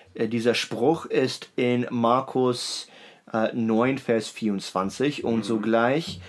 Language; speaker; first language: German; native; German